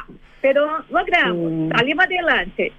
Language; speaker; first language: Spanish; non-native, fluent; Portuguese